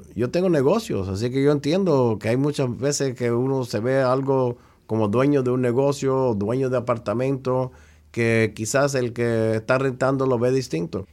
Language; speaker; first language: Spanish; early bilingual, heritage; Spanish